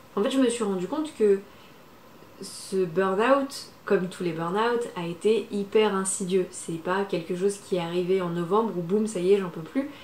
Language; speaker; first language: French; native; French